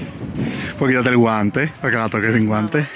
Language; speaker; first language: Spanish; native; Spanish